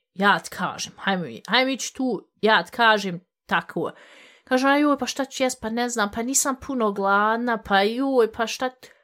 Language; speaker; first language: Bosnian; early bilingual, heritage; Bosnian